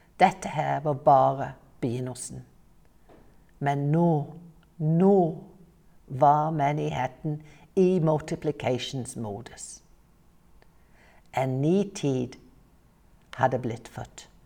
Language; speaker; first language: Norwegian; non-native, fluent; English